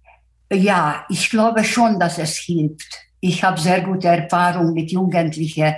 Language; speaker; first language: German; non-native, fluent; Hungarian